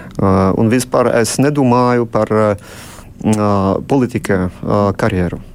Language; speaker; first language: Latvian; non-native, local second language; Russian